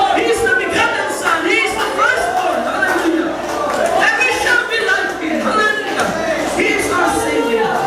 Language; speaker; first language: English; non-native, local second language; Filipino